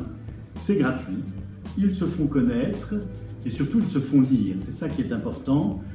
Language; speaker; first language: French; native; French